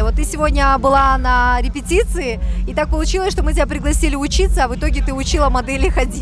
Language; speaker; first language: Russian; native; Russian